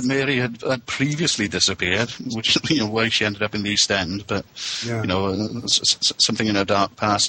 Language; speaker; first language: English; native; English